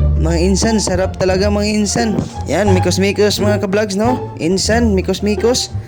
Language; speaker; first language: Filipino; non-native, local second language; Cebuano